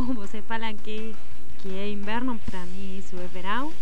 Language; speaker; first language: Portuguese; non-native, learner; Spanish